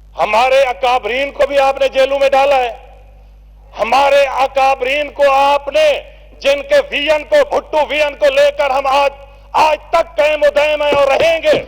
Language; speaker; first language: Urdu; non-native, local second language; Saraiki